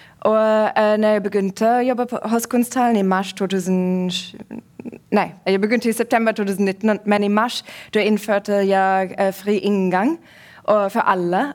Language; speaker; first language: Norwegian; non-native, fluent; German